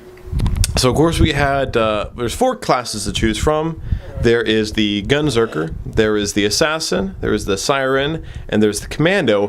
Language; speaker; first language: English; native; English